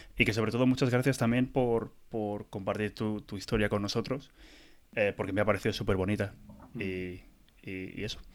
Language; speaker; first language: Spanish; native; Spanish